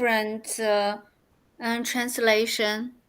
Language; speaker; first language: English; non-native, learner; Chinese